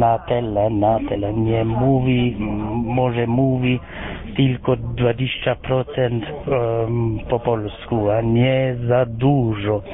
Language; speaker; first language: Polish; non-native, learner; French